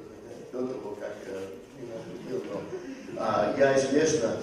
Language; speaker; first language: Russian; non-native, fluent; English